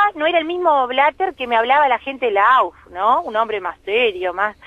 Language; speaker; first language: Spanish; native; Spanish